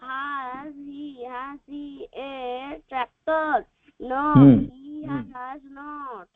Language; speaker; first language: English; non-native, learner; Odia